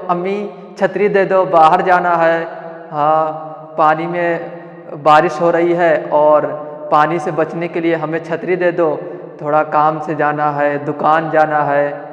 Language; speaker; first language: Urdu; non-native, local second language; Malayalam